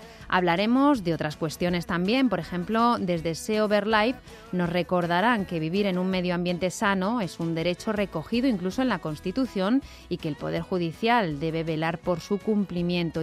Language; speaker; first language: Spanish; native; Spanish